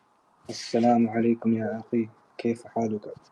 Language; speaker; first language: Arabic; non-native, learner; English